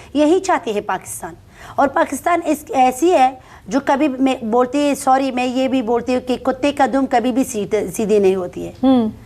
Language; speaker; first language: Hindi; non-native, fluent; Persian